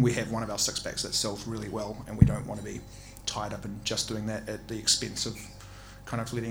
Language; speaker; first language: English; native; English